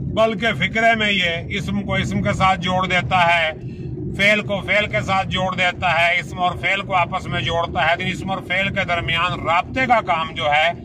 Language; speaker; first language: Urdu; native; Urdu